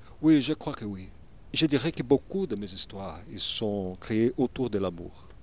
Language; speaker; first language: French; non-native, learner; Portuguese